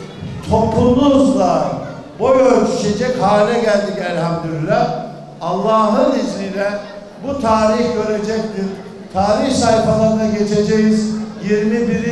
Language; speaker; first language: Turkish; native; Turkish